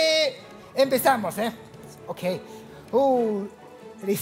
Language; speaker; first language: Spanish; non-native, learner; Japanese